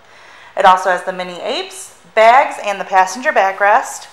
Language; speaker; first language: English; native; English